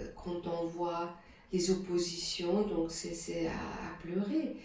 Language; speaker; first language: French; non-native, fluent; German